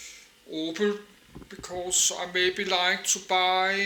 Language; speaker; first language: English; non-native, learner; Danish